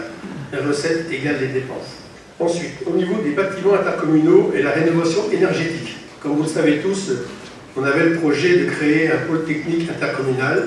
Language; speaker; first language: French; native; French